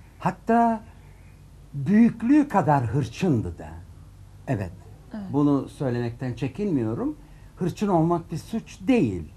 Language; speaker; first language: Turkish; native; Turkish